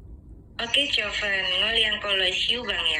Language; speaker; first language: Cantonese; non-native, learner; Indonesian